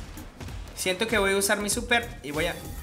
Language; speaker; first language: Spanish; native; Spanish